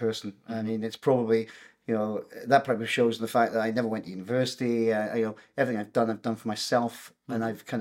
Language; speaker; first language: English; native; English